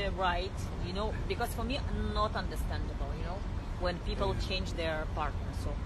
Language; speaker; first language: English; non-native, learner; Russian